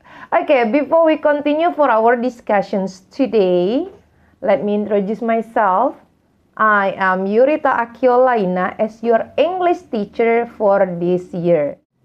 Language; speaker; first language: English; non-native, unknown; Indonesian